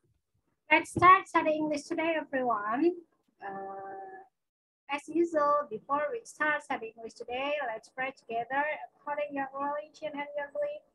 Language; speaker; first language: English; non-native, fluent; Indonesian